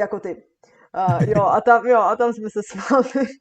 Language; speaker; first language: Czech; non-native, fluent; Bulgarian